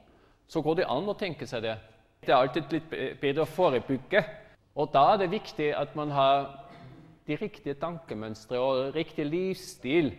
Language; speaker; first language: Norwegian; non-native, fluent; German